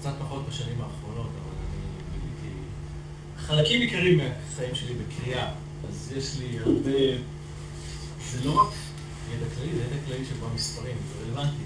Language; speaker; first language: Hebrew; native; Hebrew